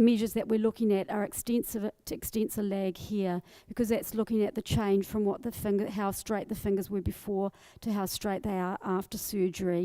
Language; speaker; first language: English; native; English